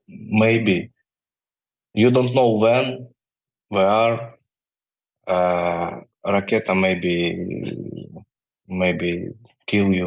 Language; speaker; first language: English; non-native, learner; Ukrainian